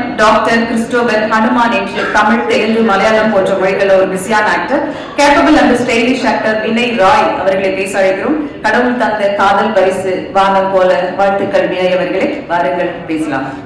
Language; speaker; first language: Tamil; native; Tamil